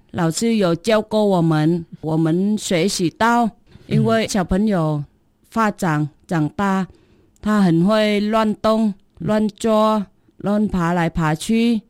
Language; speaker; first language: Chinese; non-native, learner; Vietnamese